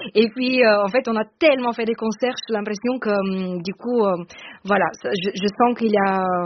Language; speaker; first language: French; non-native, fluent; Bulgarian